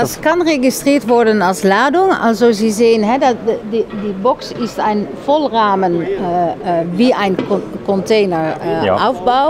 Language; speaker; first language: German; non-native, fluent; Dutch